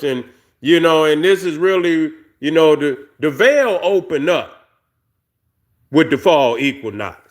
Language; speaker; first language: English; native; English